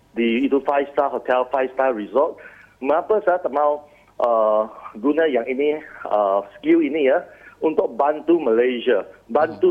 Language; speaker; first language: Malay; non-native, local second language; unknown